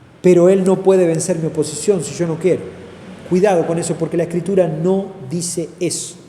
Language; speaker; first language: Spanish; native; Spanish